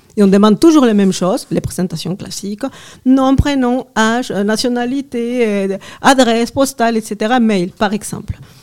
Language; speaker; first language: French; non-native, fluent; Spanish